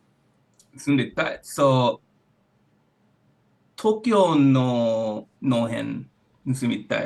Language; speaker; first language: Japanese; non-native, learner; English